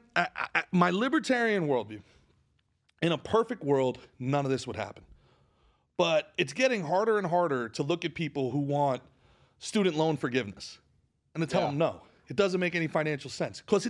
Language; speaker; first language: English; native; English